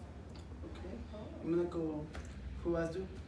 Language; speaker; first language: English; non-native, learner; Spanish